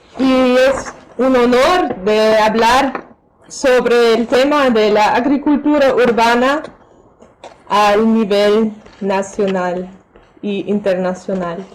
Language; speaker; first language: Spanish; non-native, fluent; German